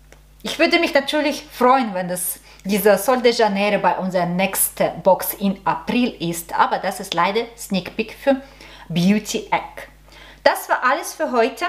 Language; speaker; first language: German; non-native, learner; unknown